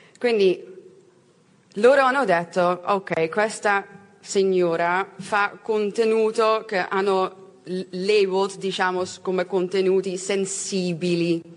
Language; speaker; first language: Italian; non-native, fluent; Dutch